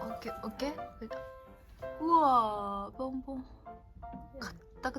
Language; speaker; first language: Korean; non-native, fluent; Japanese